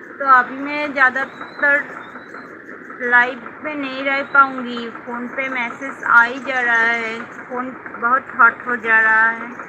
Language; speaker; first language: Hindi; non-native, local second language; Bangla